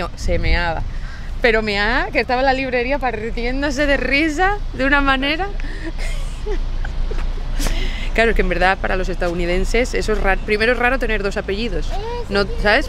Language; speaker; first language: Spanish; native; Spanish